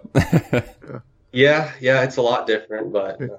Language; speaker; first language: English; native; English